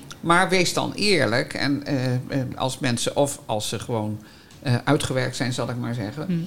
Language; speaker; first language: Dutch; native; Dutch